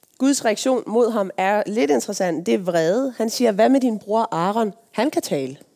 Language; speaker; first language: Danish; native; Danish